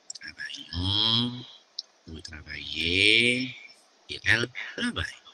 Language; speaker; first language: French; non-native, learner; Indonesian